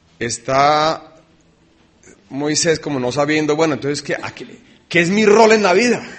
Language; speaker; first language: Spanish; early bilingual, other home language; English